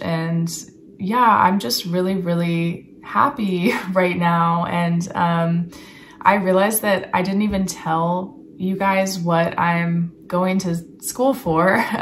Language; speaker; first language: English; native; English